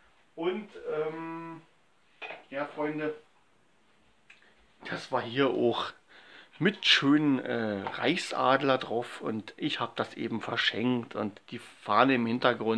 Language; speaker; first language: German; native; German